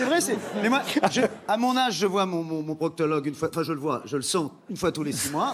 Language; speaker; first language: French; native; French